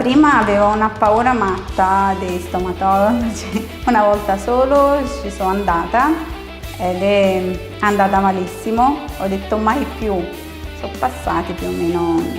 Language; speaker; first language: Italian; non-native, fluent; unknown